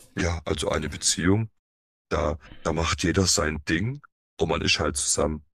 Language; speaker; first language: German; early bilingual, other home language; Polish